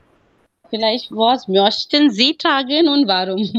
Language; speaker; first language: German; non-native, learner; Hindi